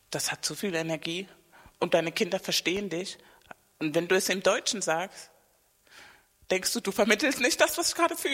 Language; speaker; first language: German; non-native, fluent; Spanish